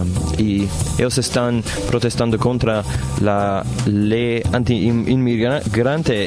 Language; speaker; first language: Spanish; non-native, learner; English